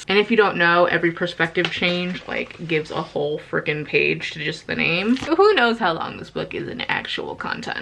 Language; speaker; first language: English; native; English